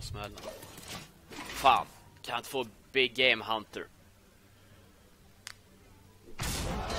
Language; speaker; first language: Swedish; native; Swedish